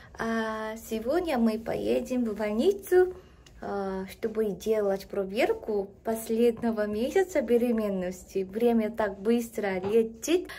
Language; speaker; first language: Russian; non-native, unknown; Korean